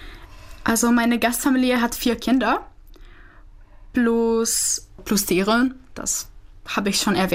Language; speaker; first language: German; non-native, fluent; Czech